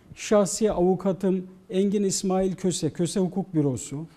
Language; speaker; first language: Turkish; native; Turkish